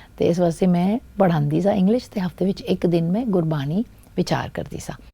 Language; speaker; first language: Punjabi; early bilingual, heritage; Punjabi